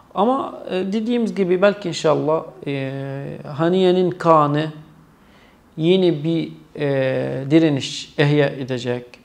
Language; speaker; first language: Turkish; non-native, fluent; Arabic